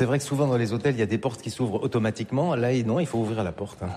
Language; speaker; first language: French; native; French